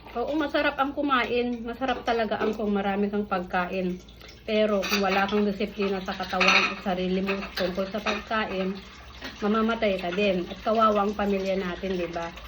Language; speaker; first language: Filipino; non-native, local second language; Iloko